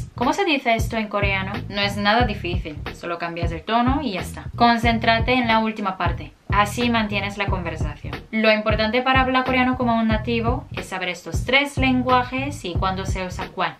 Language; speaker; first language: Spanish; non-native, fluent; Korean